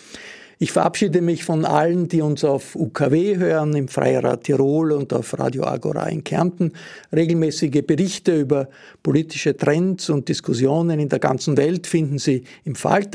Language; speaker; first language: German; native; German